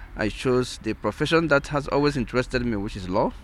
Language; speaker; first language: English; non-native, local second language; Igbo